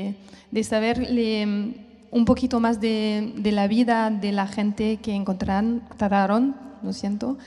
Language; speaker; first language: Spanish; non-native, fluent; French